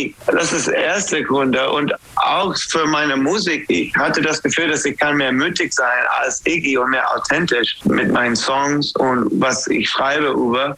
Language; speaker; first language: German; non-native, learner; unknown